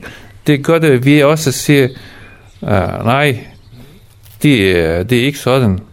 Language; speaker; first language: Danish; non-native, fluent; Persian